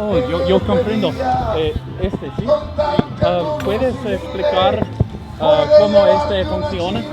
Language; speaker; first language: Spanish; non-native, learner; English